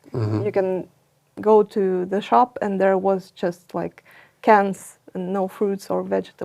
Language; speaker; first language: English; non-native, fluent; Russian